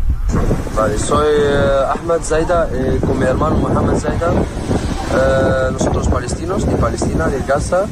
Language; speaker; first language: Spanish; non-native, learner; Arabic